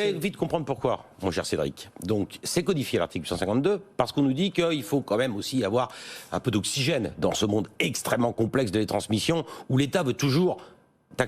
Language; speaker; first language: French; native; French